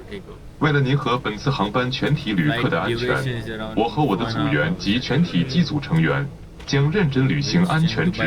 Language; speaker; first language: Chinese; native; Chinese